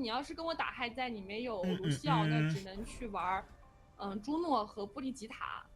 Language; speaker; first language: Chinese; native; Chinese